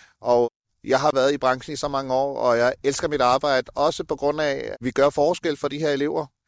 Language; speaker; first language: Danish; early bilingual, other home language; Urdu